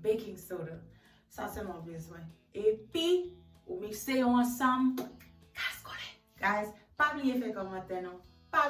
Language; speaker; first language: French; non-native, learner; Haitian Creole